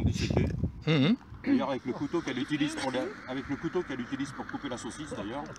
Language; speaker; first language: French; native; French